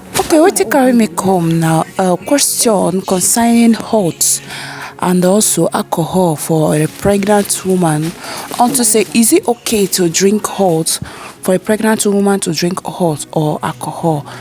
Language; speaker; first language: Nigerian Pidgin; native; Nigerian Pidgin